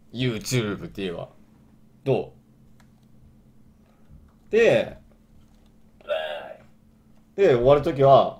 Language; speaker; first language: Japanese; native; Japanese